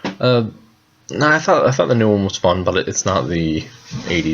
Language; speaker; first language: English; native; English